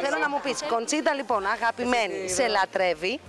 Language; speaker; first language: Greek; native; Greek